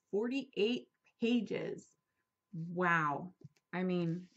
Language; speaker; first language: English; native; English